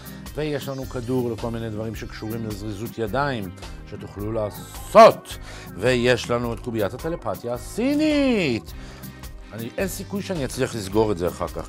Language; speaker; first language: Hebrew; native; Hebrew